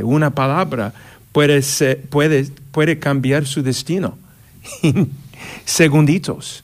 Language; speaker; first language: Spanish; non-native, fluent; English